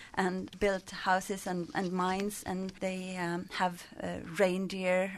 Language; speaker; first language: English; non-native, fluent; Swedish